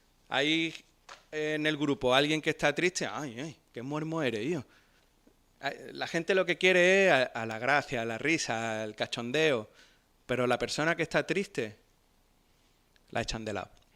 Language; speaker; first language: Spanish; native; Spanish